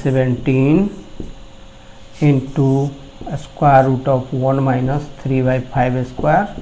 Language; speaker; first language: Hindi; native; Hindi